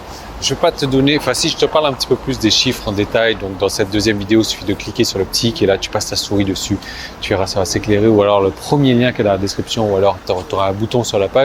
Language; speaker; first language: French; native; French